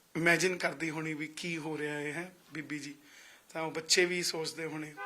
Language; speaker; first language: Punjabi; non-native, local second language; Hindi